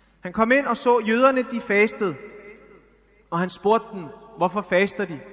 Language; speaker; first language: Danish; early bilingual, other home language; Arabic